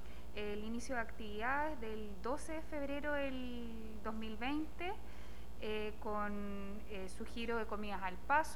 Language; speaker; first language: Spanish; native; Spanish